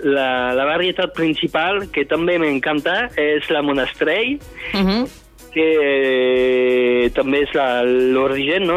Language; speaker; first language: Catalan; non-native, fluent; French